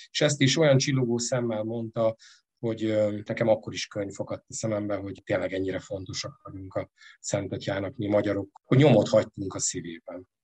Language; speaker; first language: Hungarian; native; Hungarian